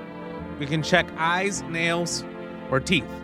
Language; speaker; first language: English; native; English